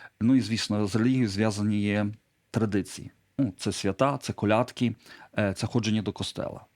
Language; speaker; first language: Ukrainian; non-native, local second language; Polish